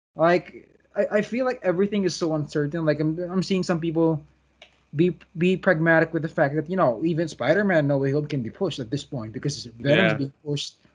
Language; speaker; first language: English; non-native, local second language; Filipino